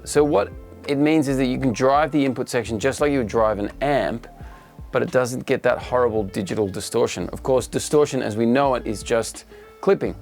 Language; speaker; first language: English; native; English